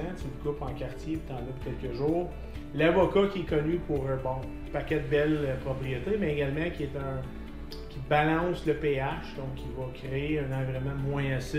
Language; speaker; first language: French; native; French